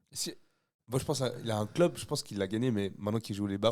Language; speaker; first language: French; native; French